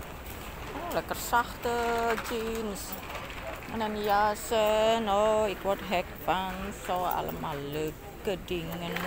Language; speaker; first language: Dutch; non-native, learner; Indonesian